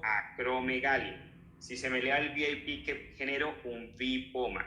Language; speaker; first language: Spanish; native; Spanish